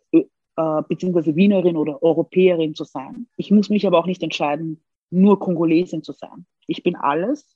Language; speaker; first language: German; early bilingual, other home language; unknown